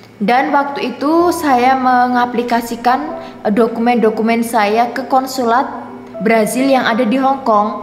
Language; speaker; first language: Indonesian; native; Indonesian